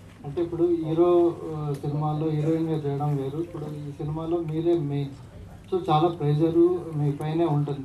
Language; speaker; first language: Telugu; native; Telugu